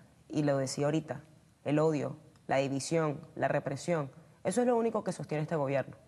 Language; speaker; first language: Spanish; native; Spanish